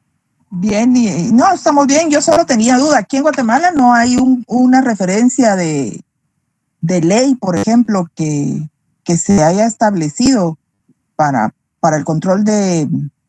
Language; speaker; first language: Spanish; native; Spanish